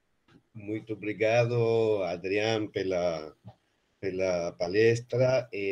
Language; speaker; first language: Portuguese; non-native, fluent; Spanish